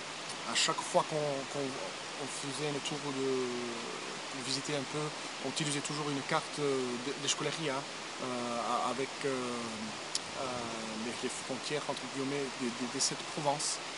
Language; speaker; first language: French; early bilingual, heritage; English